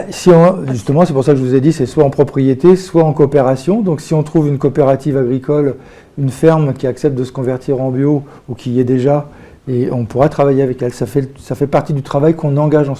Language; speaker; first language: French; native; French